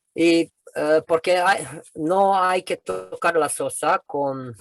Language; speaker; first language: Spanish; non-native, fluent; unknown